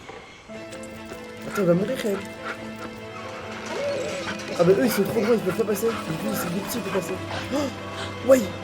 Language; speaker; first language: French; native; French